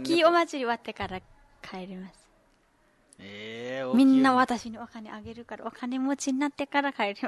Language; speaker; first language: Japanese; non-native, learner; Nepali